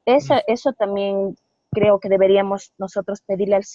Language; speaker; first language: Spanish; native; Spanish